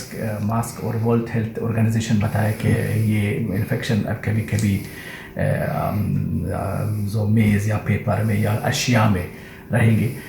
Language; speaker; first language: Hindi; non-native, learner; Persian